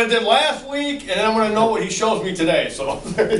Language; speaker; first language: English; native; English